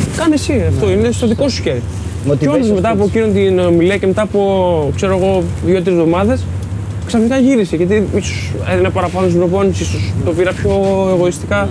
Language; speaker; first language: Greek; native; Greek